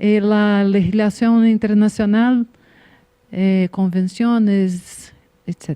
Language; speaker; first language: Spanish; non-native, learner; Portuguese